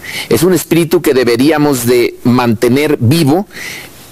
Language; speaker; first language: Spanish; native; Spanish